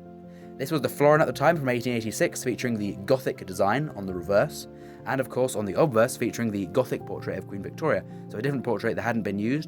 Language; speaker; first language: English; native; English